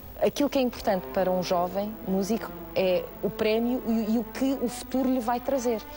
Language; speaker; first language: Portuguese; native; Portuguese